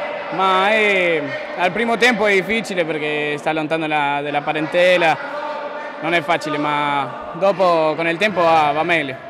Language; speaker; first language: Italian; non-native, learner; Spanish